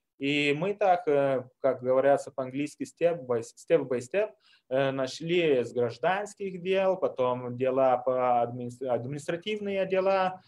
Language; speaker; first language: Russian; non-native, fluent; Lithuanian